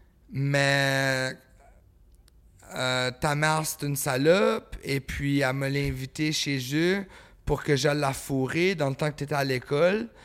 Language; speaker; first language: French; early bilingual, heritage; French